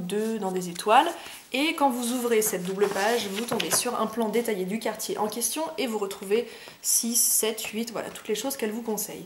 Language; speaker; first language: French; native; French